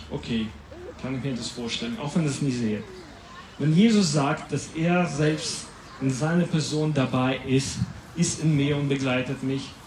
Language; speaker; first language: German; non-native, fluent; Latvian